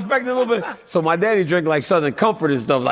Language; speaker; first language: English; native; English